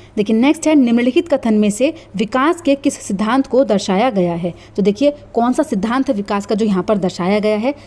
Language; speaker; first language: Hindi; native; Hindi